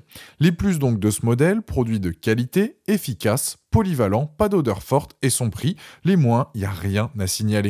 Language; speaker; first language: French; native; French